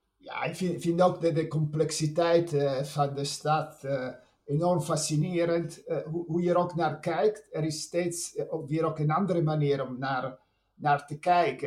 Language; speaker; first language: Dutch; non-native, fluent; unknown